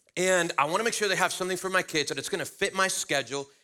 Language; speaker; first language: English; early bilingual, other home language; Spanish